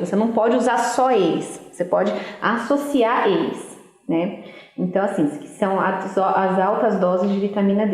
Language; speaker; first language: Portuguese; native; Portuguese